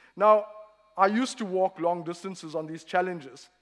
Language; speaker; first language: English; native; English